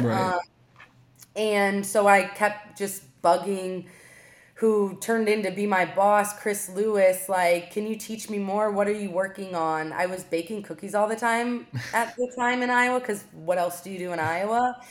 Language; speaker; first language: English; native; English